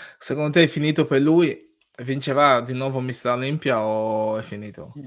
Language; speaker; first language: Italian; non-native, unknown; English